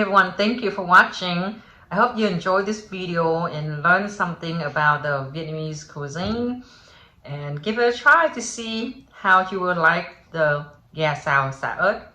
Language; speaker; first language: English; early bilingual, other home language; Vietnamese